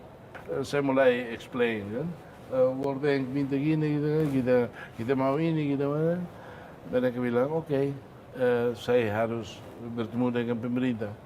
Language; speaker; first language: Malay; non-native, fluent; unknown